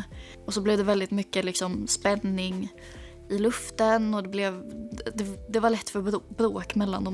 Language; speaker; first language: Swedish; native; Swedish